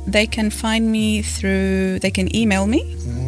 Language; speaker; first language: English; non-native, fluent; Spanish